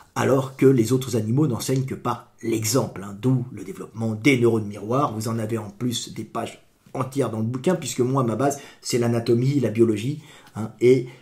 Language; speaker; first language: French; native; French